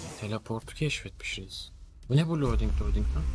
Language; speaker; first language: Turkish; native; Turkish